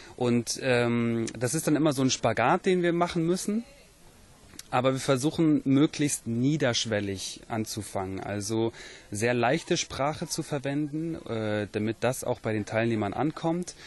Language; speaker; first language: German; native; German